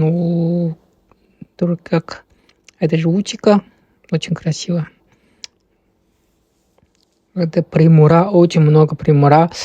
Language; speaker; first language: Russian; non-native, learner; Chinese